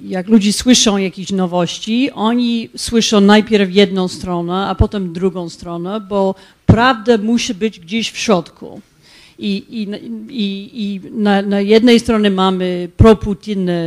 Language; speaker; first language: Polish; non-native, fluent; English